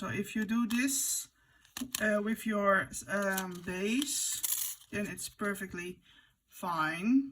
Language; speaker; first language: English; non-native, fluent; Dutch